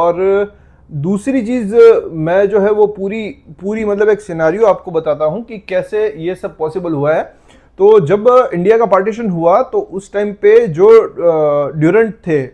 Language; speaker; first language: Hindi; non-native, local second language; Gujarati